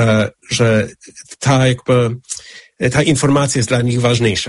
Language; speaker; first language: Polish; non-native, fluent; English